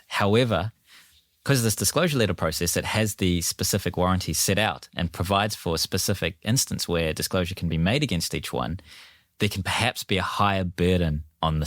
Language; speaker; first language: English; native; English